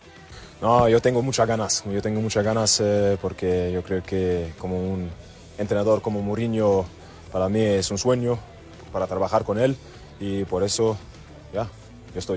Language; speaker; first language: Spanish; non-native, learner; German